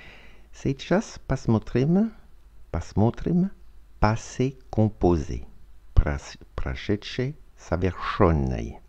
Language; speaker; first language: Russian; non-native, learner; French